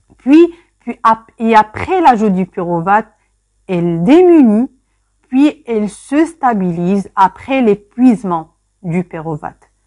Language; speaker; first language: French; non-native, local second language; Arabic